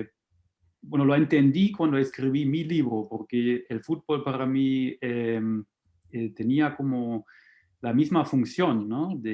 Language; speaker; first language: Spanish; non-native, fluent; German